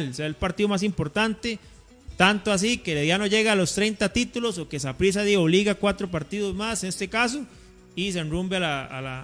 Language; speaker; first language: Spanish; native; Spanish